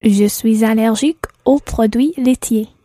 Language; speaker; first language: French; non-native, learner; English